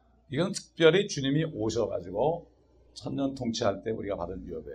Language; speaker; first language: Korean; native; Korean